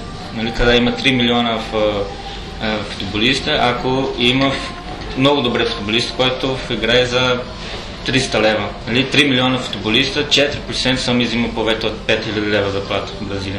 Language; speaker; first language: Bulgarian; non-native, learner; Portuguese